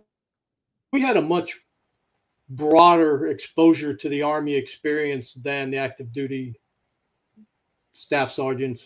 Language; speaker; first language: English; native; English